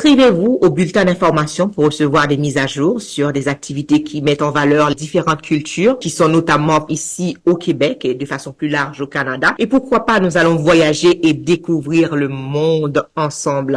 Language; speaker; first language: French; native; French